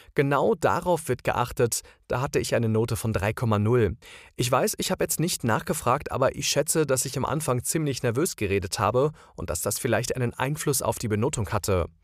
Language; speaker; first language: German; non-native, fluent; Croatian